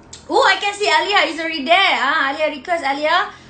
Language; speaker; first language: English; non-native, local second language; Malay